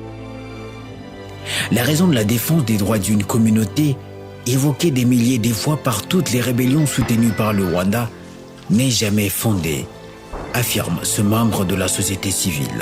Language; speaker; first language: French; non-native, local second language; Swahili